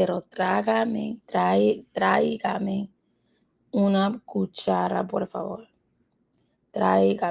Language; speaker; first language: Spanish; non-native, learner; English